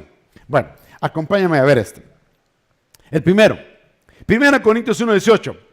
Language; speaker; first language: Spanish; native; Spanish